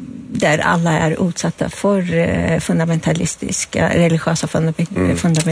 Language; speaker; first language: Swedish; non-native, fluent; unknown